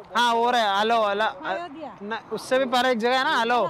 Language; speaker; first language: Hindi; non-native, local second language; Malayalam